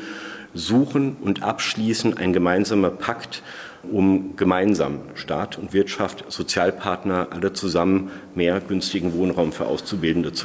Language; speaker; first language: German; native; German